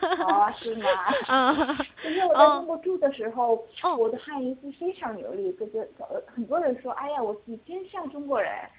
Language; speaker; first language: Chinese; non-native, learner; Korean